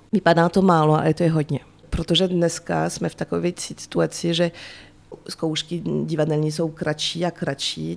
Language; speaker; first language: Czech; early bilingual, heritage; French